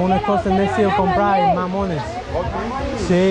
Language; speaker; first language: Spanish; non-native, learner; English